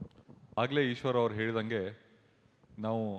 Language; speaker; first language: Kannada; native; Kannada